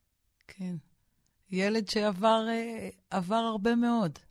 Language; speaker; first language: Hebrew; native; Hebrew